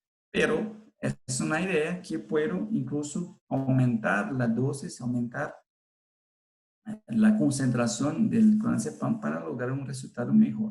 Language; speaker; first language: Spanish; non-native, fluent; Portuguese